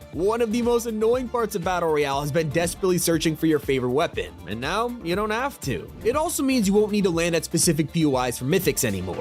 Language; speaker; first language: English; native; English